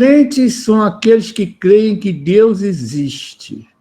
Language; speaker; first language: Portuguese; native; Portuguese